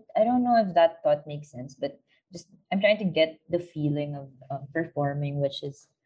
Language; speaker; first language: English; non-native, local second language; Filipino